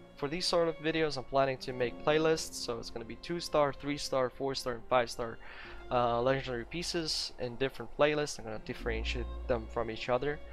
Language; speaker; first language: English; non-native, fluent; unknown